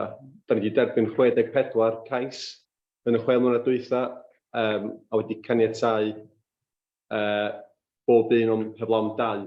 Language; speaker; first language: Welsh; native; Welsh